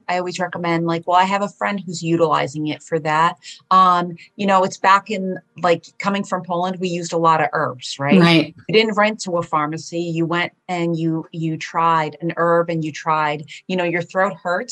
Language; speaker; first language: English; early bilingual, other home language; Polish